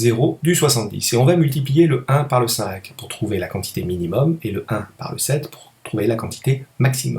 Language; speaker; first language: French; native; French